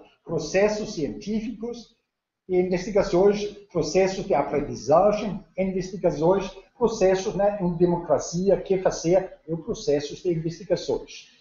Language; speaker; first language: Portuguese; non-native, learner; Danish